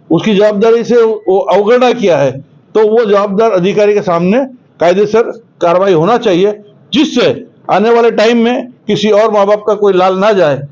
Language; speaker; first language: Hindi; non-native, local second language; Gujarati